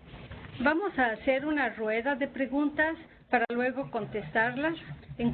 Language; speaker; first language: Spanish; native; Spanish